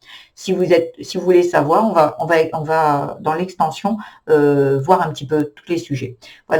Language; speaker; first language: French; native; French